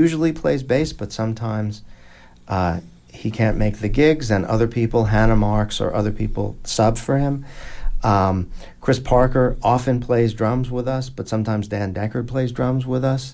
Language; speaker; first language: English; native; English